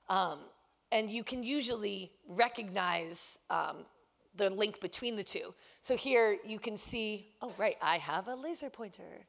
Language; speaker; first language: English; native; English